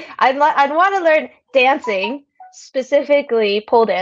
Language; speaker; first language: English; native; English